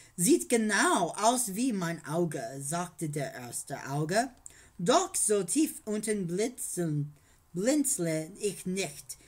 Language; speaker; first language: German; non-native, learner; English